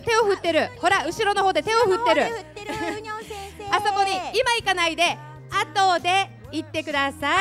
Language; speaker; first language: Japanese; native; Japanese